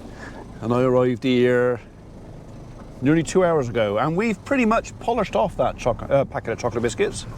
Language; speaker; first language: English; native; English